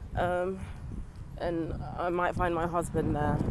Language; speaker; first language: English; native; English